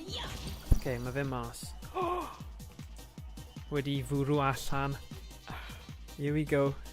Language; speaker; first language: Welsh; non-native, local second language; English